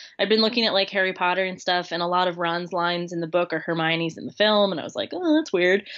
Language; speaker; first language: English; native; English